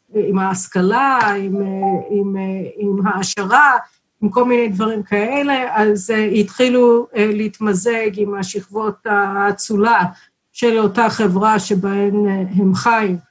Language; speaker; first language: Hebrew; non-native, fluent; English